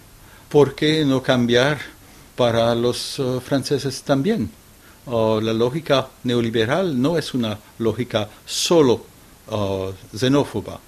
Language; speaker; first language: Spanish; non-native, fluent; French